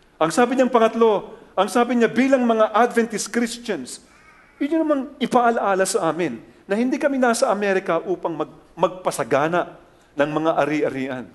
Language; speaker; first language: Filipino; native; Filipino